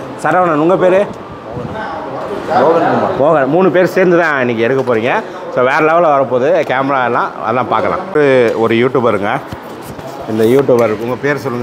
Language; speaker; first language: Tamil; native; Tamil